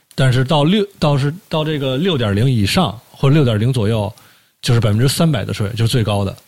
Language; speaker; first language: Chinese; native; Chinese